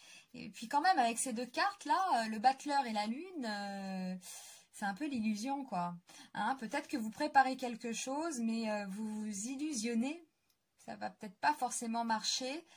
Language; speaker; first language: French; native; French